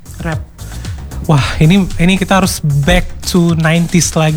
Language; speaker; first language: Indonesian; native; Indonesian